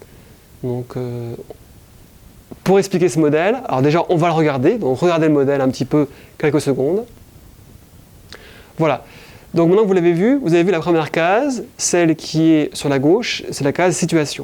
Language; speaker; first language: French; native; French